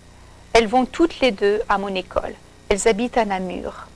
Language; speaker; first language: French; non-native, fluent; English